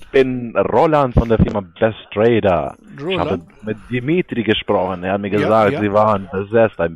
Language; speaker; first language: German; non-native, learner; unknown